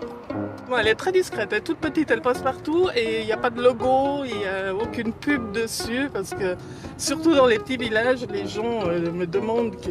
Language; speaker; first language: French; native; French